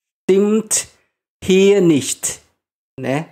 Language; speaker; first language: German; non-native, learner; Khmer